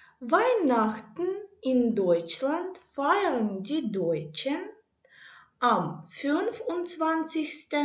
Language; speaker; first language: German; non-native, fluent; Ukrainian